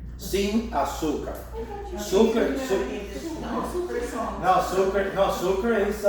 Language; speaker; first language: Spanish; non-native, learner; English